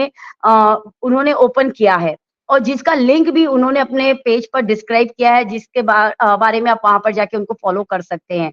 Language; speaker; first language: Hindi; native; Hindi